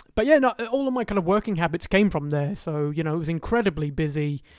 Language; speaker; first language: English; native; English